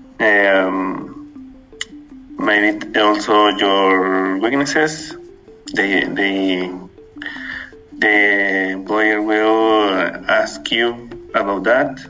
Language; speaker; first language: English; non-native, learner; Spanish